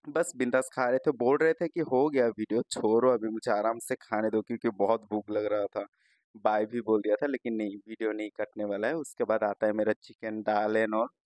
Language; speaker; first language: Hindi; non-native, local second language; Bangla